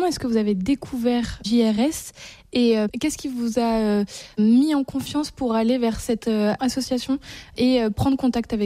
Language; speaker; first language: French; native; French